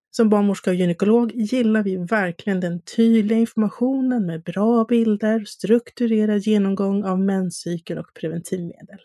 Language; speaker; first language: Swedish; native; Swedish